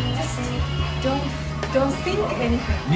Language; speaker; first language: English; non-native, fluent; Japanese